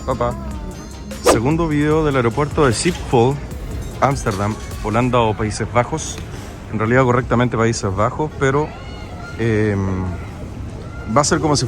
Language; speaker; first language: Spanish; native; Spanish